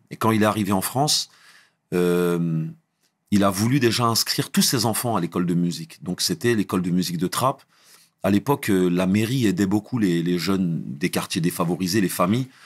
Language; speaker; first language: French; early bilingual, other home language; Arabic